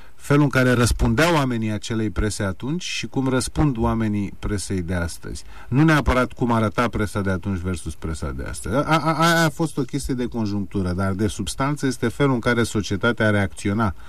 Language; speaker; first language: Romanian; native; Romanian